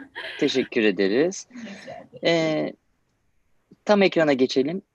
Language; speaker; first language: Turkish; native; Turkish